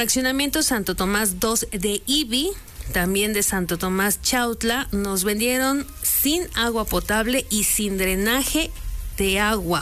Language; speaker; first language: Spanish; native; Spanish